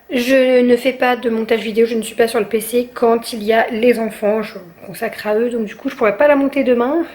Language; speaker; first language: French; native; French